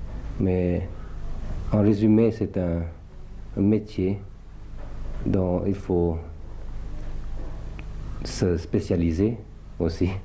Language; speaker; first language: French; early bilingual, other home language; Thai